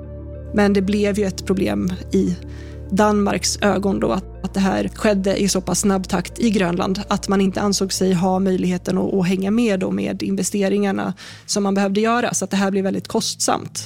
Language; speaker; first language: Swedish; native; Swedish